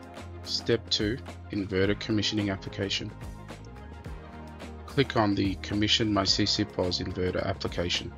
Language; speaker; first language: English; native; English